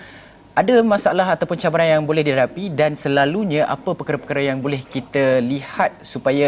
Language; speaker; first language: Malay; native; Malay